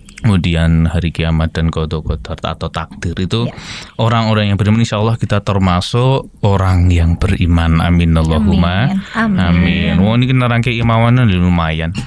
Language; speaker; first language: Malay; non-native, local second language; Javanese